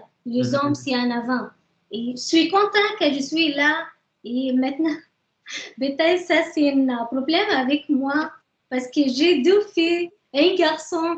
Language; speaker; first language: French; non-native, learner; Arabic